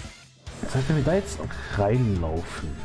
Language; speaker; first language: German; native; German